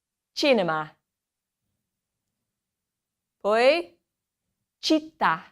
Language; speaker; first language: Italian; non-native, fluent; English